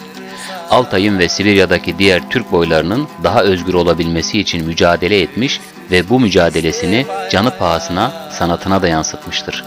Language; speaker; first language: Turkish; native; Turkish